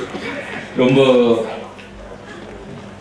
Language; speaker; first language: Tamil; native; Tamil